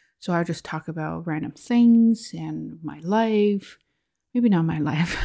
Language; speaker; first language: English; non-native, fluent; Chinese